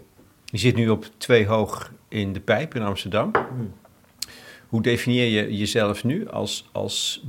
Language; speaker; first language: Dutch; native; Dutch